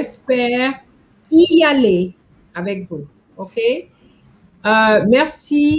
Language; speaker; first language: French; non-native, fluent; English